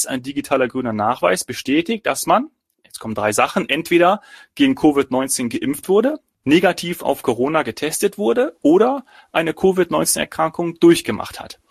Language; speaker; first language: German; native; German